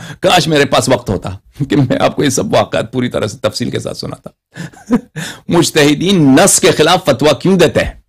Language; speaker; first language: Urdu; non-native, local second language; Persian